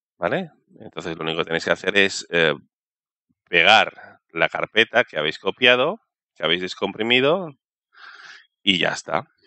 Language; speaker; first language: Spanish; native; Spanish